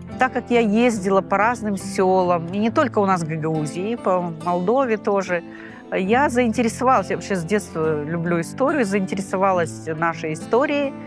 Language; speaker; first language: Russian; non-native, local second language; Gagauz